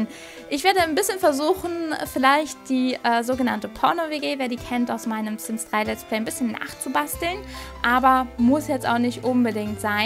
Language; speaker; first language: German; native; German